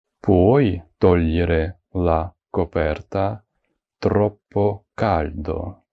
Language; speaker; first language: Italian; non-native, fluent; Ukrainian